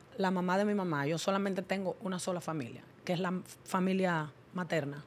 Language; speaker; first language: Spanish; native; Spanish